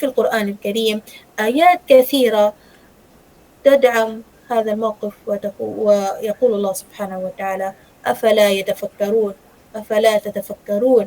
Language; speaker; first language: Arabic; non-native, fluent; Malay